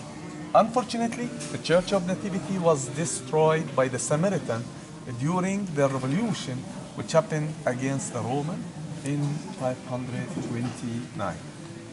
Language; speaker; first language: English; non-native, fluent; Arabic